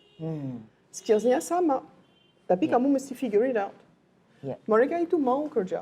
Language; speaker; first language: Indonesian; non-native, learner; French